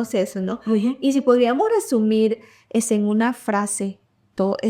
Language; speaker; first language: Spanish; early bilingual, heritage; Spanish